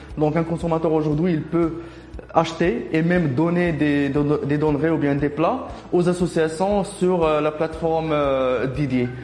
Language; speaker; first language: French; non-native, local second language; Arabic